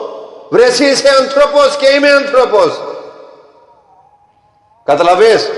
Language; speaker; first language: Greek; non-native, learner; Punjabi